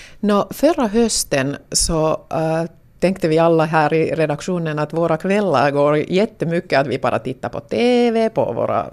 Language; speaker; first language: Swedish; non-native, local second language; Finnish